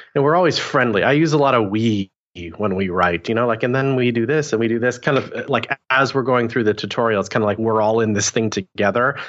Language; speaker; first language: English; native; English